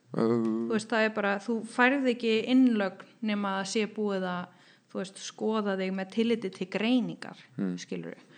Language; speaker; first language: Icelandic; non-native, fluent; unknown